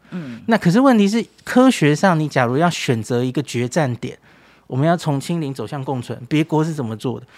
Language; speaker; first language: Chinese; native; Chinese